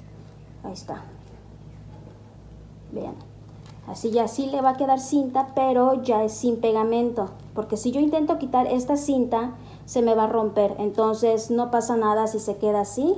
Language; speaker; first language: Spanish; native; Spanish